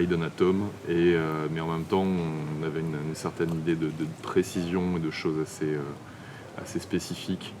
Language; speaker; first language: French; native; French